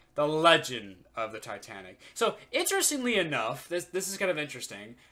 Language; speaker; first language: English; native; English